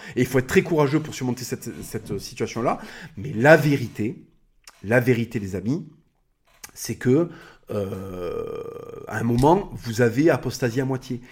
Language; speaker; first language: French; native; French